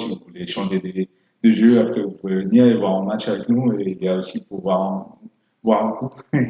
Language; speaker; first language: French; non-native, fluent; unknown